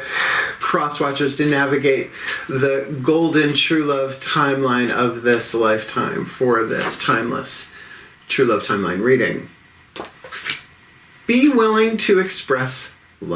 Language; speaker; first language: English; native; English